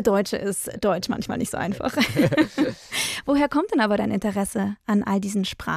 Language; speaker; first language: German; native; German